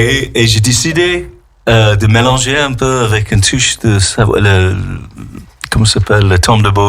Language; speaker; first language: French; non-native, fluent; English